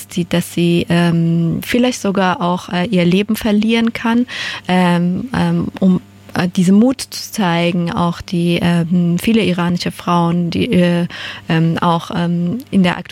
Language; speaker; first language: German; non-native, fluent; Persian